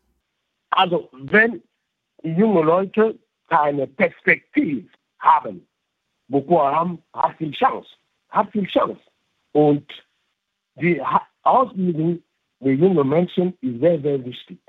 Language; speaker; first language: German; non-native, fluent; French